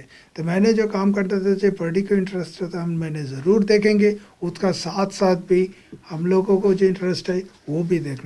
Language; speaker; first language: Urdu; non-native, fluent; Bangla